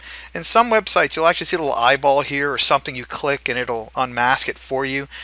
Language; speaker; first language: English; native; English